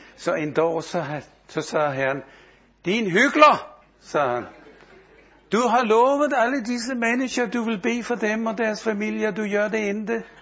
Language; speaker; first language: Danish; native; Danish